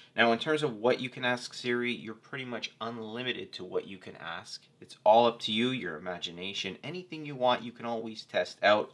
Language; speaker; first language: English; native; English